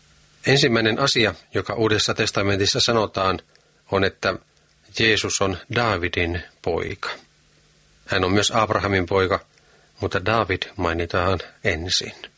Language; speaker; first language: Finnish; native; Finnish